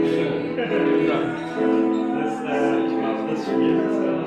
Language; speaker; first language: German; early bilingual, other home language; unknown